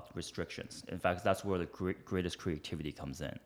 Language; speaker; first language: English; early bilingual, other home language; Chinese